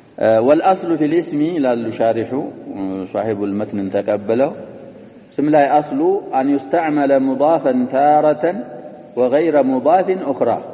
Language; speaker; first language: Arabic; non-native, fluent; Amharic